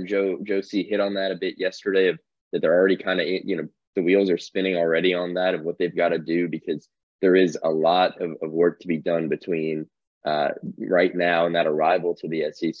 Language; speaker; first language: English; native; English